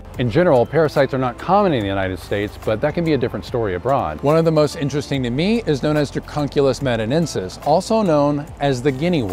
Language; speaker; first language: English; native; English